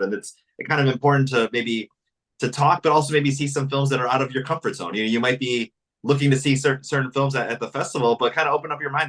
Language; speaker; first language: English; native; English